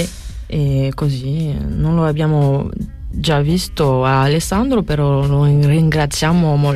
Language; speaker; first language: Italian; non-native, learner; French